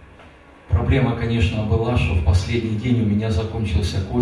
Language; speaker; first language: Russian; native; Russian